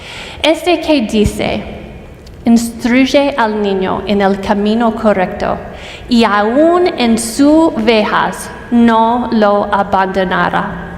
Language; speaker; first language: Spanish; non-native, fluent; English